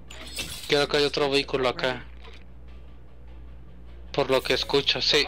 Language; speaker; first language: Spanish; native; Spanish